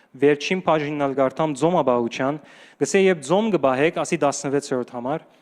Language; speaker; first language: Armenian; early bilingual, heritage; Armenian